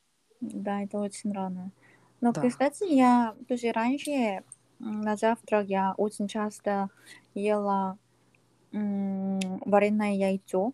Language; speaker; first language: Russian; non-native, learner; Korean